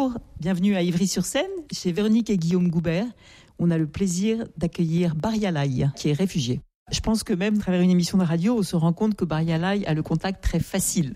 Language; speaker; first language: French; native; French